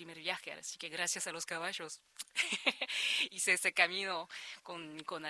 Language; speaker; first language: Spanish; non-native, fluent; French